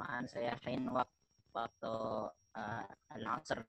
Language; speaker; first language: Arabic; non-native, learner; Indonesian